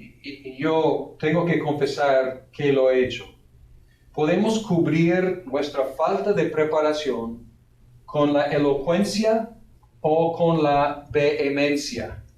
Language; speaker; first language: Spanish; non-native, fluent; English